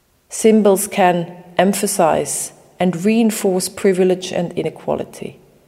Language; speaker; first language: English; non-native, fluent; German